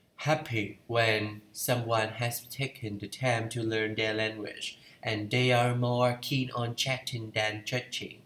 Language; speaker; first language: English; non-native, fluent; Vietnamese